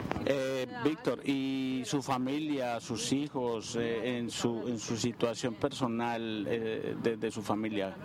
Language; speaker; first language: Spanish; native; Spanish